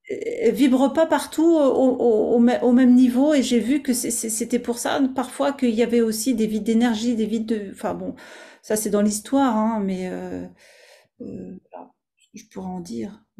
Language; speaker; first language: French; native; French